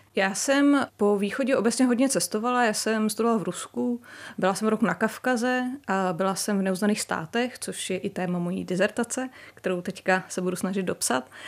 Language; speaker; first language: Czech; native; Czech